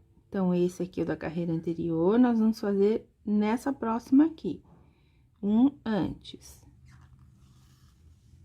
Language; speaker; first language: Portuguese; native; Portuguese